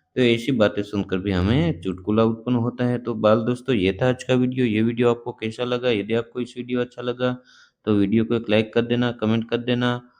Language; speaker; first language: Hindi; non-native, local second language; Gujarati